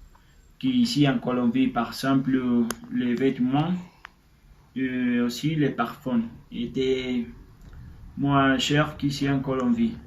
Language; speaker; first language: French; non-native, learner; Spanish